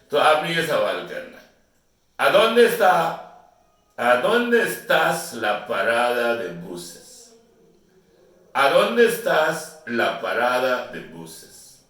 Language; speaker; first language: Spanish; non-native, learner; Urdu